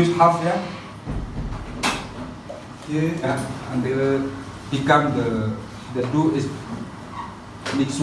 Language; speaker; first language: English; non-native, learner; Indonesian